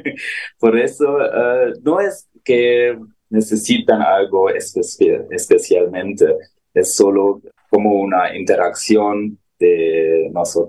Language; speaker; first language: Spanish; non-native, learner; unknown